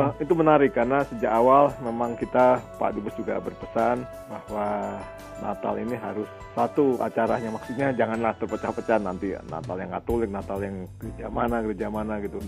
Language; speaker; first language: Indonesian; native; Indonesian